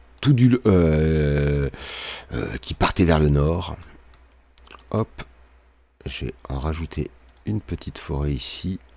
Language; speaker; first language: French; native; French